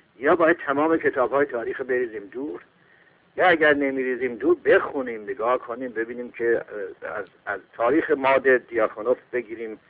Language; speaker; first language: Persian; non-native, local second language; Azerbaijani